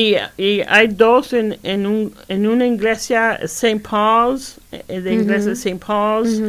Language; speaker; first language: Spanish; early bilingual, heritage; Spanish